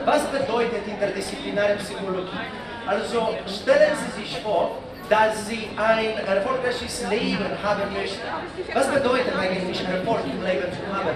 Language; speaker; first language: German; non-native, fluent; Polish